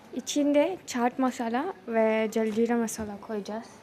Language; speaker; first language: Turkish; non-native, learner; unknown